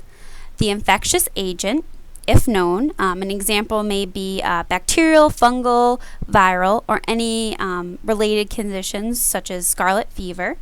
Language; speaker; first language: English; native; English